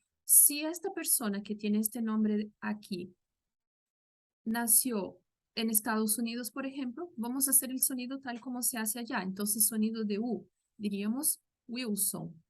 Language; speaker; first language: Spanish; non-native, local second language; Portuguese